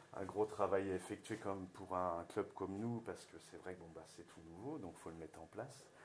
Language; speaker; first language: French; native; French